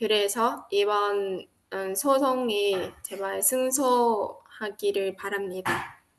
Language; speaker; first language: Korean; non-native, fluent; Vietnamese